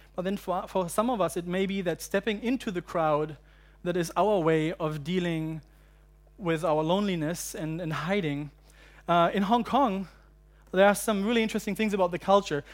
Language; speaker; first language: English; non-native, fluent; German